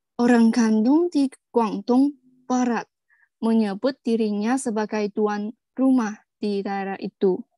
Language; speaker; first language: Indonesian; non-native, fluent; Chinese